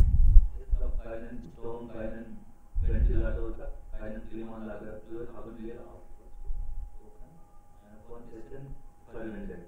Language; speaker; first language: German; non-native, learner; Hindi